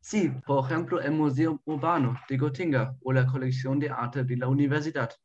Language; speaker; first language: Spanish; non-native, learner; German